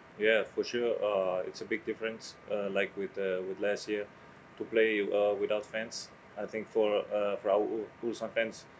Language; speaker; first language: English; non-native, fluent; Dutch